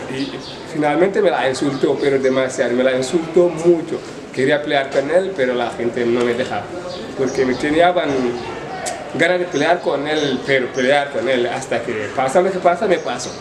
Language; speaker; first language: Spanish; non-native, learner; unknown